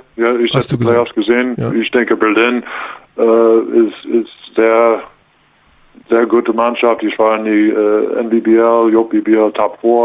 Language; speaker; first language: German; non-native, learner; English